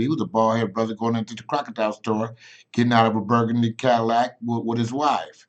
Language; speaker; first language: English; native; English